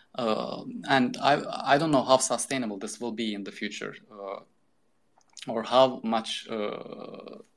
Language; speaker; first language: English; non-native, fluent; Turkish